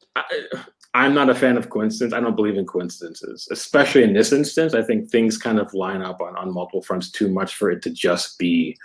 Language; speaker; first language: English; native; English